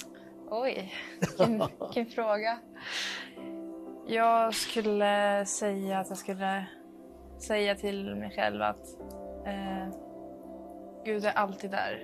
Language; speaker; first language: Swedish; early bilingual, other home language; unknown